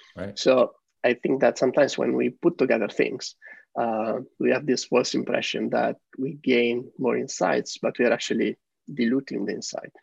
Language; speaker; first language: English; non-native, fluent; Italian